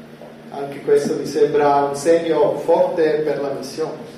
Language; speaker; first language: Italian; non-native, fluent; German